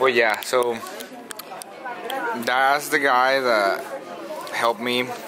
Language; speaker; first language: English; early bilingual, other home language; Spanish